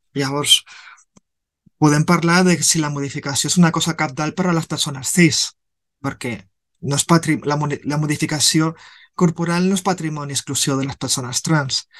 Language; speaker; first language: Catalan; non-native, local second language; Spanish